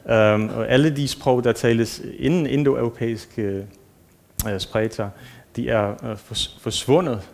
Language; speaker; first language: Danish; non-native, fluent; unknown